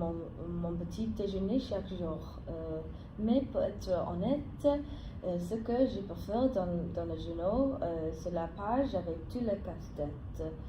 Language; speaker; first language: French; non-native, fluent; English